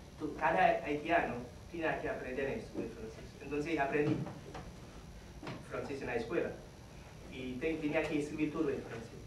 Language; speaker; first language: Spanish; non-native, fluent; Haitian Creole